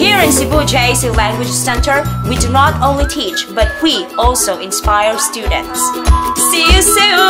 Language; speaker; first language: English; non-native, local second language; Cebuano